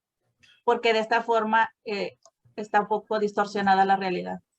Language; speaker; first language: Spanish; native; Spanish